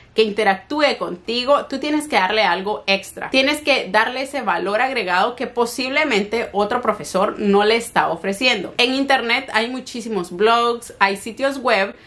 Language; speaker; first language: Spanish; native; Spanish